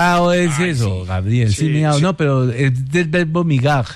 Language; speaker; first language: Spanish; native; Spanish